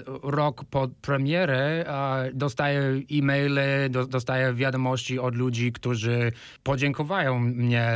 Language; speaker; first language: Polish; non-native, fluent; English